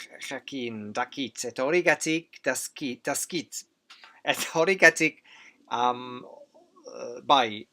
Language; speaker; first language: Basque; non-native, learner; English